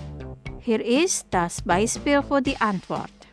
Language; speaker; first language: German; non-native, fluent; Indonesian